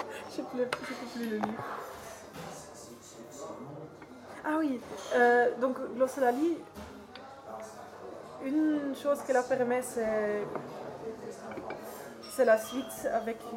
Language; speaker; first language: French; non-native, learner; Dutch